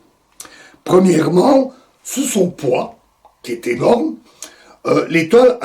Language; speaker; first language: French; native; French